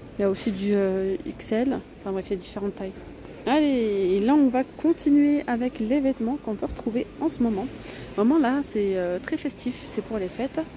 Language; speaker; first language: French; native; French